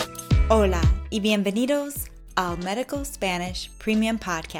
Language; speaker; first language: Spanish; non-native, fluent; English